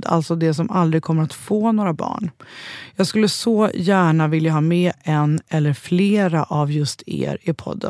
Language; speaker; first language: Swedish; native; Swedish